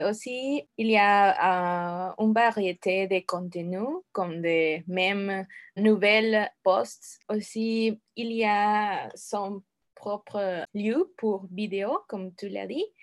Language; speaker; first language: French; non-native, learner; Spanish